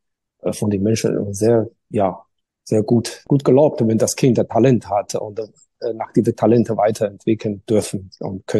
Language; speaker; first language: German; non-native, learner; Chinese